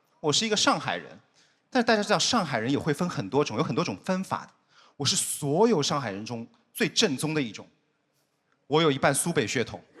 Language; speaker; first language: Chinese; native; Chinese